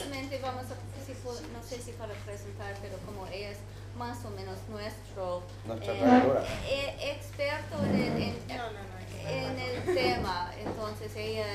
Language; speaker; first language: Spanish; non-native, fluent; English